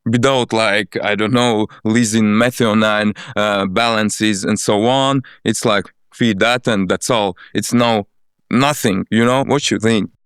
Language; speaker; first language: English; non-native, fluent; Latvian